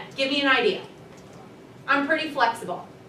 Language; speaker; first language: English; native; English